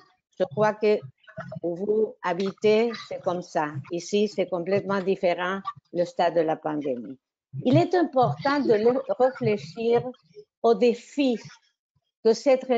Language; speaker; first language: French; non-native, fluent; Spanish